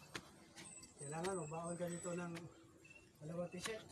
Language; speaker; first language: Filipino; non-native, local second language; Cebuano